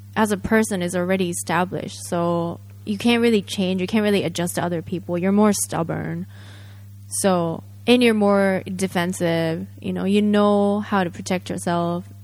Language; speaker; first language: English; non-native, fluent; Japanese